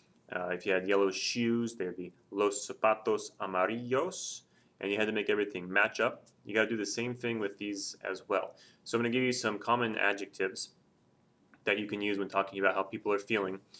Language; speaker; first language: English; native; English